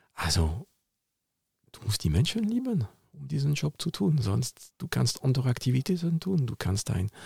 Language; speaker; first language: German; non-native, fluent; French